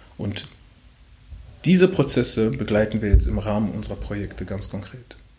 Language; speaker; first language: German; early bilingual, other home language; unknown